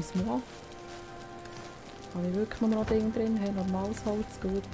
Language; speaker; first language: German; native; German